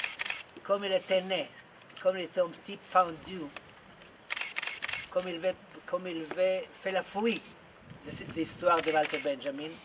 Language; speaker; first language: French; non-native, fluent; Hebrew